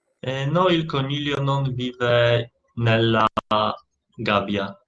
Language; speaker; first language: Italian; non-native, learner; Polish